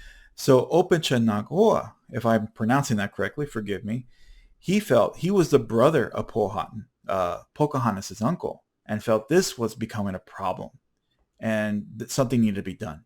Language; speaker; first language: English; native; English